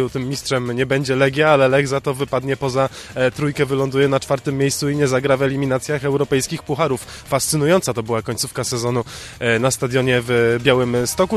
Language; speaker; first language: Polish; native; Polish